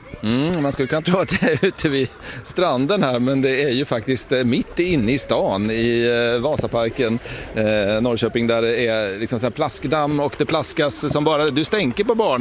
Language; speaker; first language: Swedish; native; Swedish